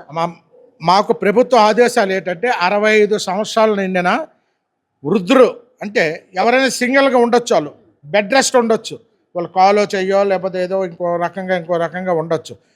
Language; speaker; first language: Telugu; native; Telugu